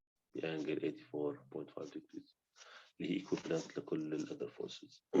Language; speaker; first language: Arabic; native; Arabic